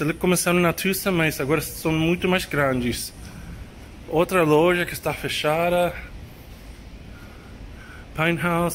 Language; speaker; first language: Portuguese; non-native, learner; English